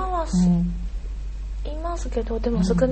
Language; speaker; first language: Japanese; non-native, learner; Chinese